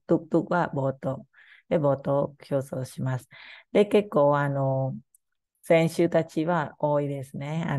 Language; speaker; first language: Japanese; non-native, learner; Khmer